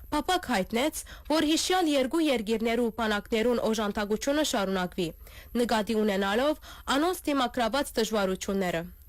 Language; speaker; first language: Armenian; early bilingual, heritage; Armenian